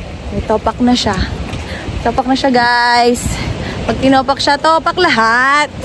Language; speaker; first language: Filipino; native; Filipino